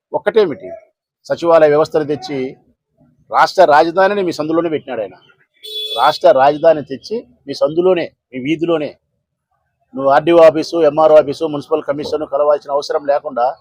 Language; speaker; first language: Telugu; native; Telugu